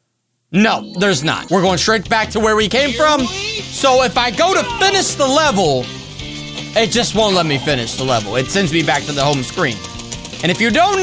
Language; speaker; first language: English; native; English